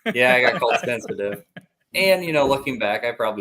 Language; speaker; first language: English; native; English